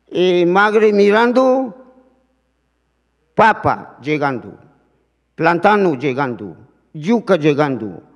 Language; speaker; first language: Spanish; non-native, learner; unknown